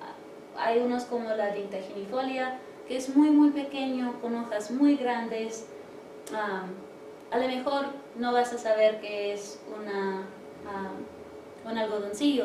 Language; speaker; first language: Spanish; early bilingual, heritage; English